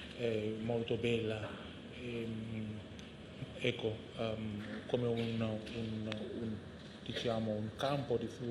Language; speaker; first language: Italian; non-native, fluent; Indonesian